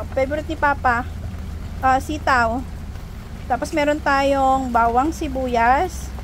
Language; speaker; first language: Filipino; non-native, local second language; Hiligaynon